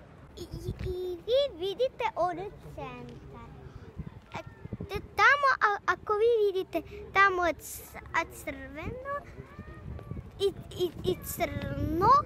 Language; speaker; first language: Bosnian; early bilingual, other home language; Russian